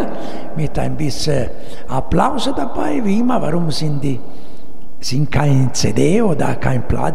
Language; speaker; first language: German; non-native, learner; Italian